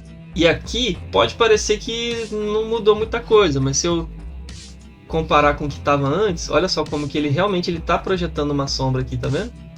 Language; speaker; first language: Portuguese; native; Portuguese